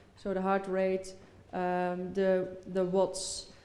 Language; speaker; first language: English; non-native, fluent; Dutch